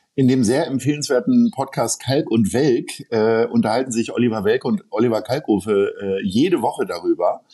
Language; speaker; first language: German; native; German